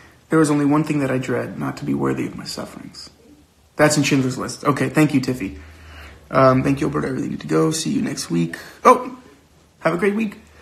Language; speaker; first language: English; early bilingual, other home language; Spanish